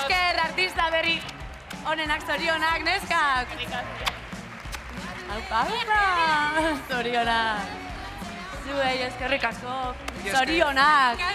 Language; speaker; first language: Basque; native; Basque